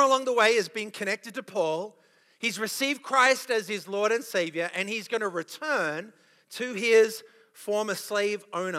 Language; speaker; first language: English; native; English